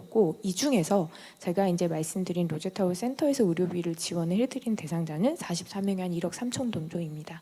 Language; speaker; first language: Korean; native; Korean